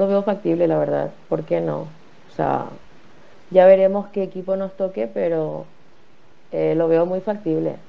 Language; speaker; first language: Spanish; native; Spanish